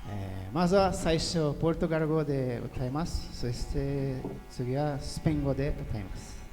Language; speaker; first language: Japanese; early bilingual, heritage; Portuguese